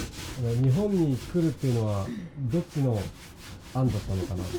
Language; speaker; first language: Japanese; native; Japanese